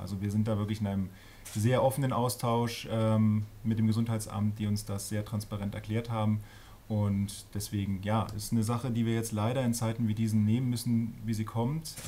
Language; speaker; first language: German; native; German